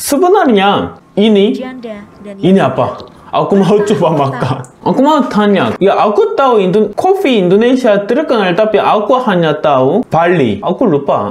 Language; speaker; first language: Indonesian; non-native, learner; Korean